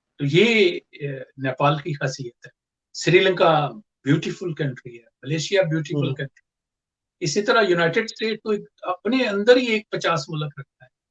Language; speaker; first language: Urdu; non-native, local second language; Punjabi